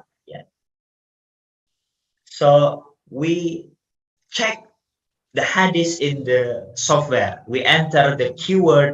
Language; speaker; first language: English; non-native, fluent; Indonesian